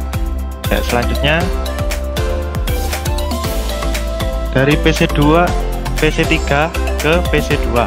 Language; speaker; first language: Indonesian; native; Indonesian